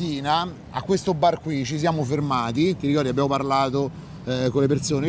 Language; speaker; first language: Italian; native; Italian